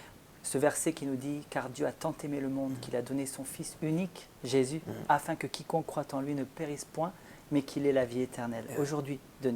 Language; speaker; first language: French; native; French